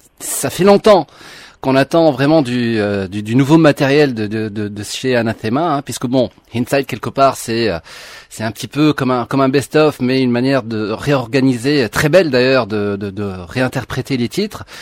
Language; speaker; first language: French; non-native, local second language; Arabic